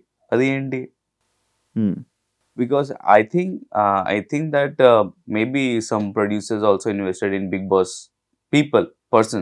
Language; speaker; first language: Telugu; non-native, local second language; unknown